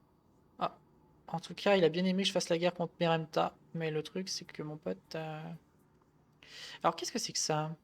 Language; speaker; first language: French; native; French